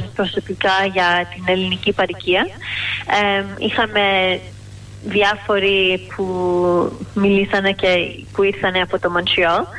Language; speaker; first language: Greek; early bilingual, heritage; Greek